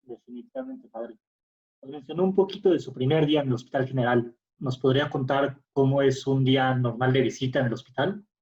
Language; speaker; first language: Spanish; native; Spanish